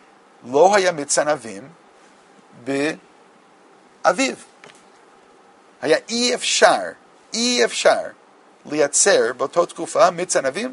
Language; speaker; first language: Hebrew; non-native, fluent; English